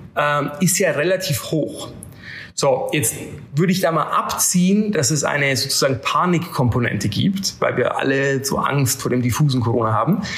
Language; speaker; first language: German; native; German